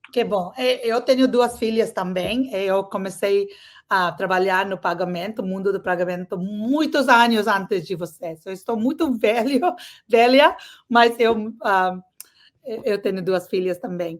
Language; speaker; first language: Portuguese; non-native, learner; English